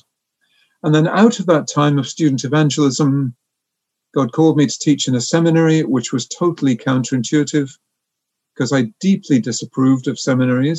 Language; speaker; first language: English; native; English